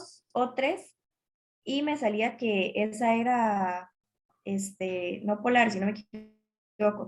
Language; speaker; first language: Spanish; native; Spanish